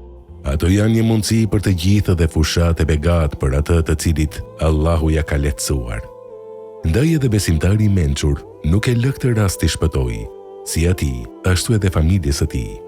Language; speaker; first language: Albanian; native; Albanian